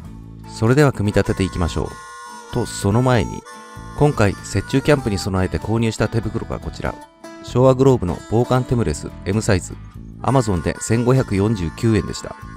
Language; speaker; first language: Japanese; native; Japanese